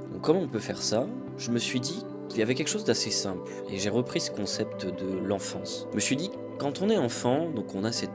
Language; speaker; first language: French; native; French